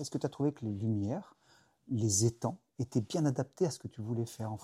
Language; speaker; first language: French; native; French